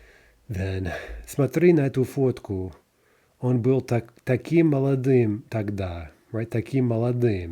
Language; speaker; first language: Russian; non-native, fluent; English